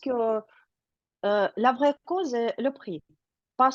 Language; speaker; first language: French; non-native, learner; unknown